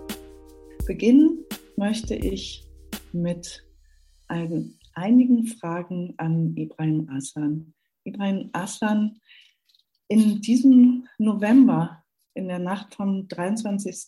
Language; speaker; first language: German; native; German